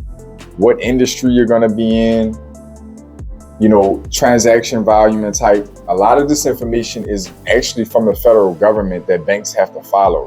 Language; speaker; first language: English; native; English